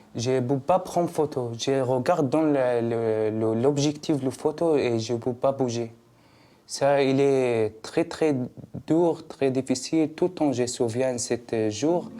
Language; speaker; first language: French; non-native, learner; Arabic